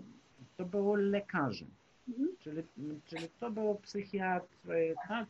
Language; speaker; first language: Polish; non-native, fluent; Ukrainian